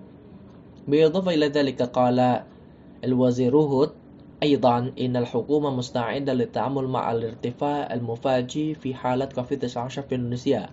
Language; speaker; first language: Arabic; non-native, fluent; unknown